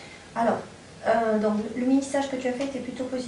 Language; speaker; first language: French; native; French